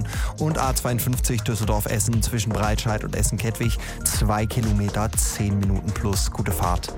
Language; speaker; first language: German; native; German